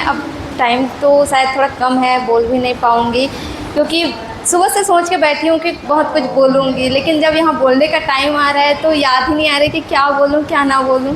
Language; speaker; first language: Hindi; native; Hindi